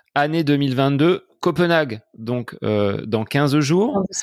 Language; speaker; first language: French; native; French